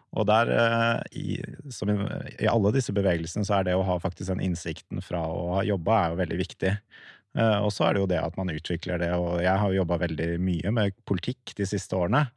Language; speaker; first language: Norwegian; native; Norwegian